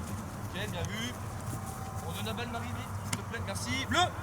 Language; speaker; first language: French; native; French